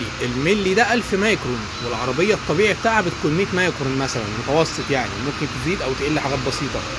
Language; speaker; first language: Arabic; native; Arabic